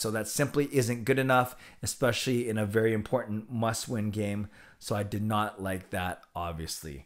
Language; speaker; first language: English; native; English